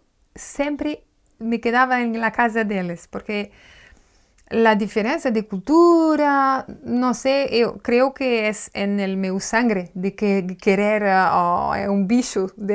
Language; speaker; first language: Spanish; non-native, learner; French